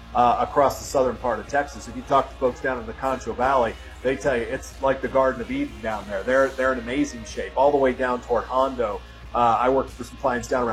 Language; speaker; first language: English; native; English